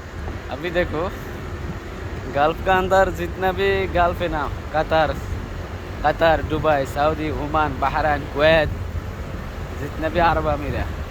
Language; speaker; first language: Hindi; non-native, local second language; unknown